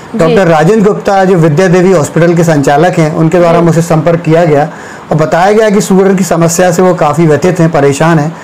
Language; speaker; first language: Hindi; native; Hindi